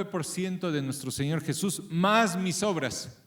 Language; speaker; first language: Spanish; native; Spanish